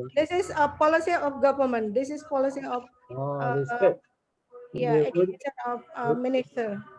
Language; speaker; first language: English; non-native, learner; Indonesian